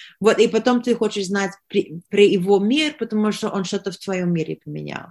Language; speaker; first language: Russian; early bilingual, heritage; Russian